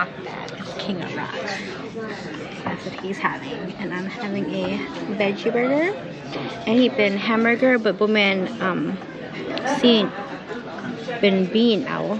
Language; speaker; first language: English; non-native, learner; Thai